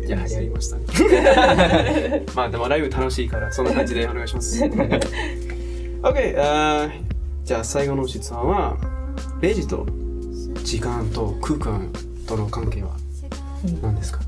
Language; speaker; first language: Japanese; non-native, learner; English